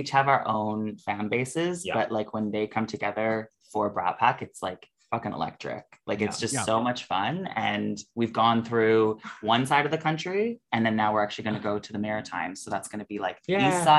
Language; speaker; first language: English; native; English